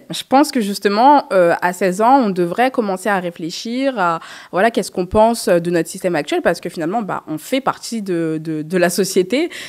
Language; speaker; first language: French; native; French